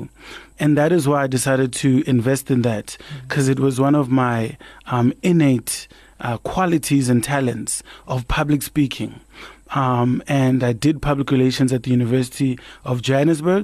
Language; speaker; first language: English; non-native, local second language; Tswana